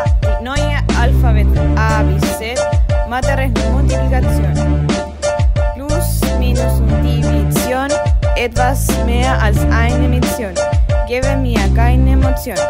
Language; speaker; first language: German; non-native, learner; Spanish